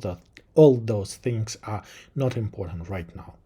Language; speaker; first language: English; non-native, fluent; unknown